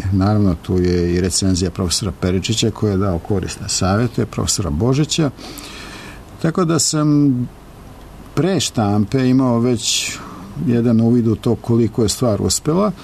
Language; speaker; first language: Serbian; native; Serbian